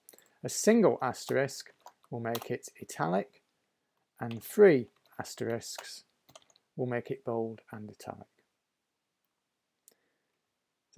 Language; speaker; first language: English; native; English